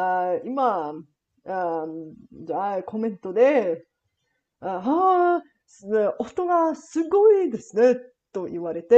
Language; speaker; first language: Japanese; non-native, learner; Bulgarian